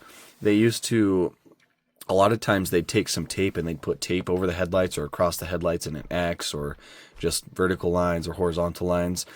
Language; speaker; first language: English; native; English